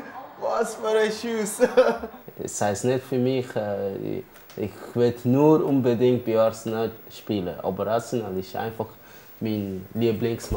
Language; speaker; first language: German; early bilingual, other home language; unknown